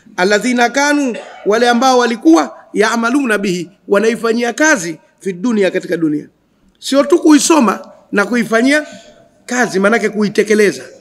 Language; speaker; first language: Swahili; native; Swahili